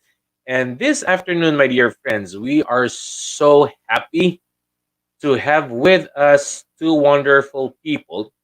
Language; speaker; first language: English; non-native, local second language; Filipino